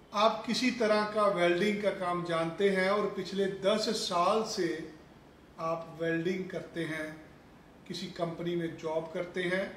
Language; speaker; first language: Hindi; non-native, local second language; Punjabi